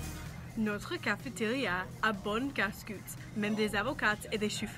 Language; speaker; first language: French; non-native, learner; English